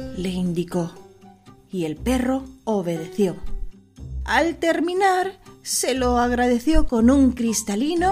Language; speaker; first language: Spanish; native; Spanish